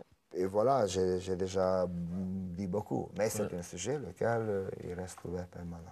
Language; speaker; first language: French; non-native, fluent; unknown